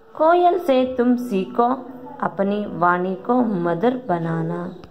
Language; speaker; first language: Hindi; non-native, local second language; Kannada